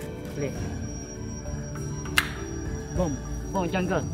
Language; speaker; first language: English; non-native, learner; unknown